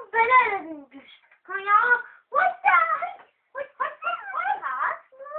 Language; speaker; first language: Turkish; non-native, learner; Azerbaijani